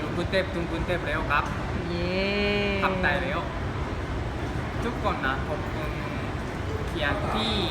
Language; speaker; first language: Thai; non-native, learner; Japanese